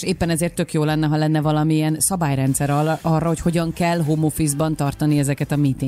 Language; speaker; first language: Hungarian; native; Hungarian